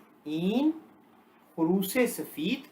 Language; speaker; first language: Persian; non-native, fluent; Urdu